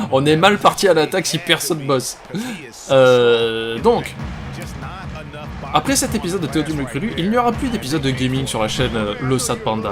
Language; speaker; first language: French; native; French